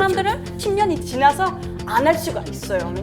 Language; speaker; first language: Korean; non-native, fluent; English